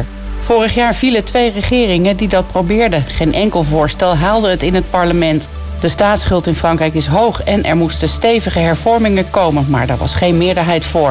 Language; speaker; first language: Dutch; native; Dutch